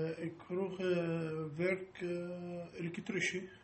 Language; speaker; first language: Dutch; non-native, learner; Arabic